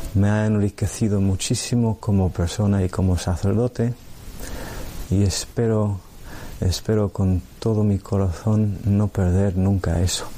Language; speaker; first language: Spanish; non-native, fluent; English